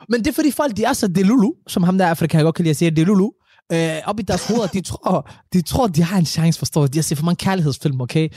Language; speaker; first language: Danish; early bilingual, other home language; Somali